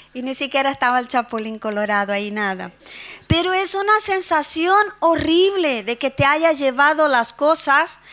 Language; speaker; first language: Spanish; non-native, fluent; Portuguese